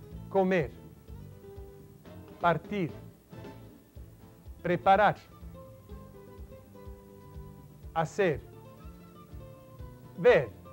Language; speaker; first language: Spanish; non-native, fluent; English